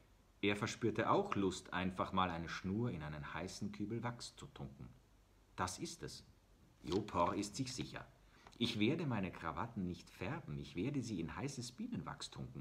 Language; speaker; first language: German; native; German